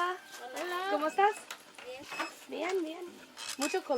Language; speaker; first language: Spanish; non-native, learner; English